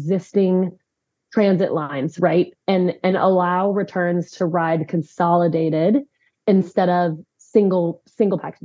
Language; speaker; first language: English; native; English